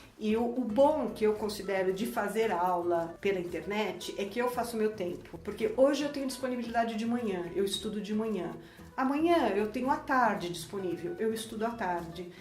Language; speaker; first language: Portuguese; native; Portuguese